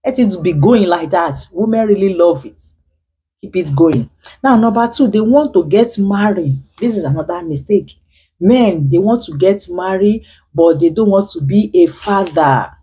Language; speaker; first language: English; non-native, local second language; Yoruba